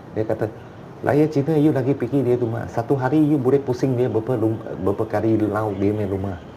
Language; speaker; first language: Malay; non-native, local second language; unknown